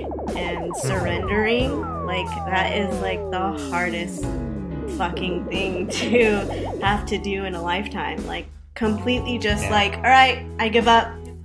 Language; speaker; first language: English; native; English